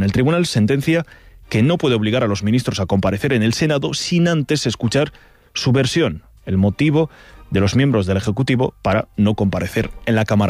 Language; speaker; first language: Spanish; native; Spanish